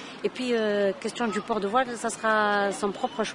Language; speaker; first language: French; non-native, local second language; Arabic